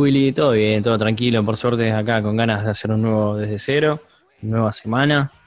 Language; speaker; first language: Spanish; native; Spanish